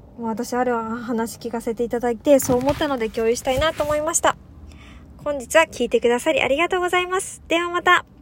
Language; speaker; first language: Japanese; native; Japanese